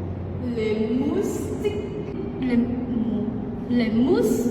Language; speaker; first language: French; non-native, learner; Khmer